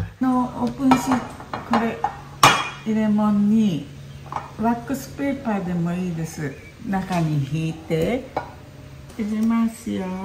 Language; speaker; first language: Japanese; early bilingual, heritage; Japanese